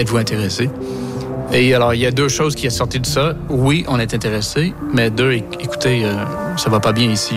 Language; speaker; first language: French; non-native, local second language; English